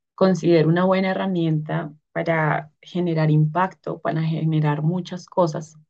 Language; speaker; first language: Spanish; native; Spanish